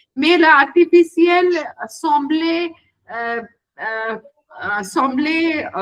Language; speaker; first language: French; non-native, learner; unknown